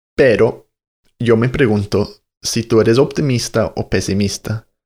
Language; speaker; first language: Spanish; non-native, fluent; English